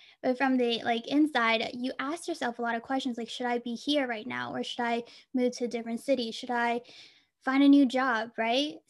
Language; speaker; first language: English; native; English